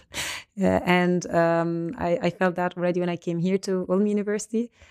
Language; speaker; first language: English; non-native, fluent; Arabic